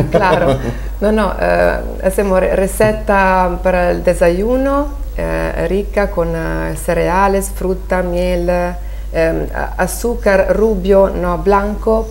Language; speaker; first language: Spanish; non-native, learner; Italian